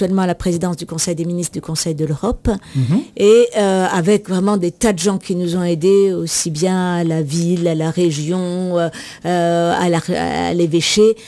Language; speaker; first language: French; native; French